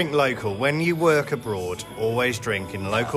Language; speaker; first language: English; native; English